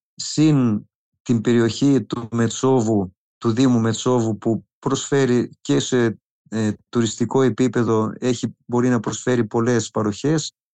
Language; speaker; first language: Greek; native; Greek